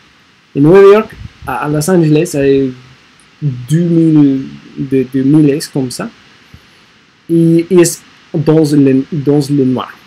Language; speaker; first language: French; non-native, learner; English